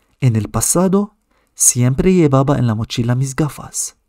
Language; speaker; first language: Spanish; non-native, fluent; Arabic